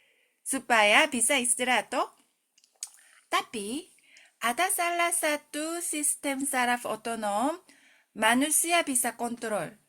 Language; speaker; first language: Indonesian; non-native, fluent; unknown